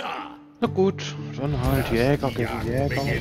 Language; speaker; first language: German; native; German